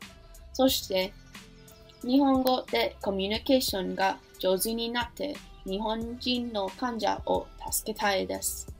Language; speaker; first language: Japanese; non-native, learner; English